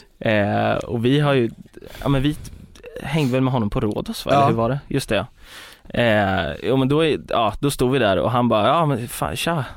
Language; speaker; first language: Swedish; native; Swedish